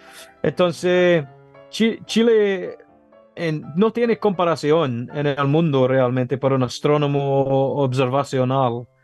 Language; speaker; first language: Spanish; non-native, learner; English